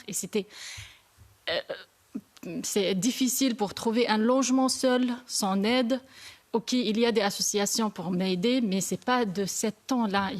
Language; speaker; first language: French; non-native, learner; Arabic